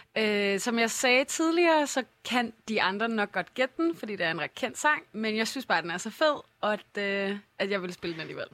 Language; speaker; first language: Danish; native; Danish